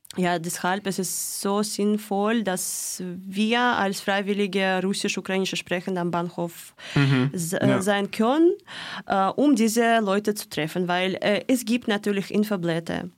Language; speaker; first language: German; non-native, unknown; Russian